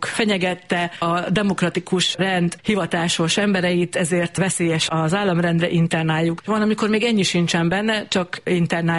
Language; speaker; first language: Hungarian; native; Hungarian